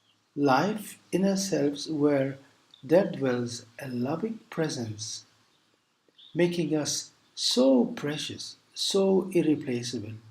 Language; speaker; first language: English; non-native, local second language; Maltese